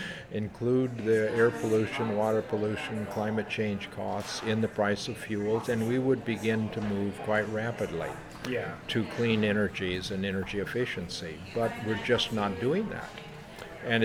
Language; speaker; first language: English; native; English